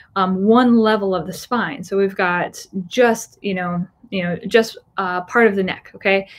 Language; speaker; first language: English; native; English